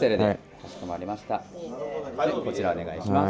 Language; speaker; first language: Japanese; native; Japanese